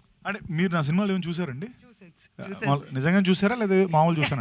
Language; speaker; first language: Telugu; native; Telugu